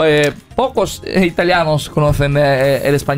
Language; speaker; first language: Spanish; non-native, learner; Italian